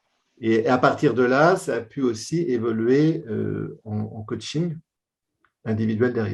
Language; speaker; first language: French; native; French